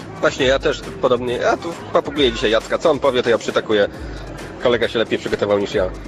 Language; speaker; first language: Polish; native; Polish